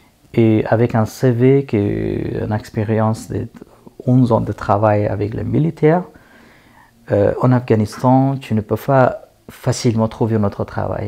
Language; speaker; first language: French; non-native, learner; Persian